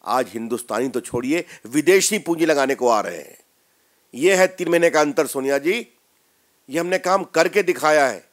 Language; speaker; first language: Hindi; native; Hindi